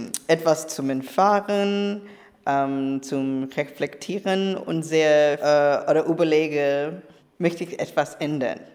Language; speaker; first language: German; non-native, learner; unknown